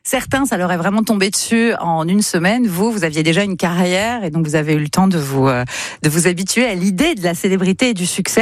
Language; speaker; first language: French; native; French